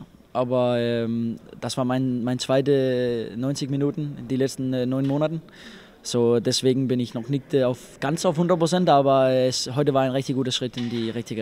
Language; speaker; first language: German; non-native, fluent; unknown